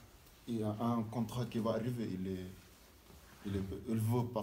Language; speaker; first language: French; non-native, learner; Fijian